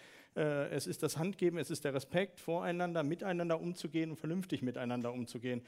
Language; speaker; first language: German; native; German